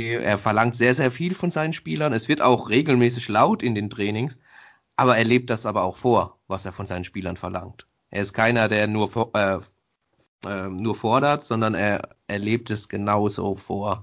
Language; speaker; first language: German; native; German